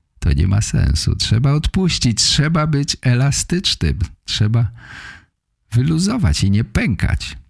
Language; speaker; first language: Polish; native; Polish